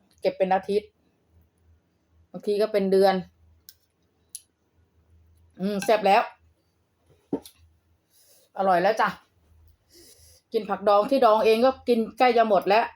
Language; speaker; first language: Thai; non-native, local second language; Lao